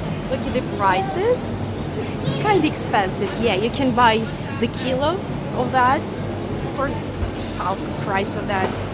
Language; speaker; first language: English; non-native, fluent; Russian